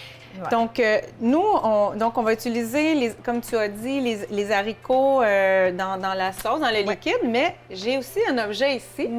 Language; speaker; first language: French; native; French